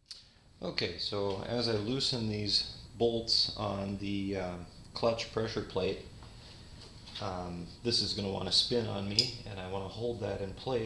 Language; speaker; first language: English; native; English